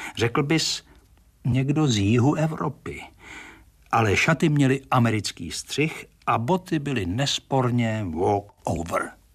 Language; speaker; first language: Czech; native; Czech